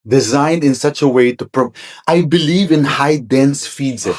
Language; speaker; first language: English; non-native, local second language; Filipino